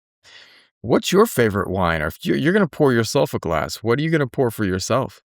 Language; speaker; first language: English; native; English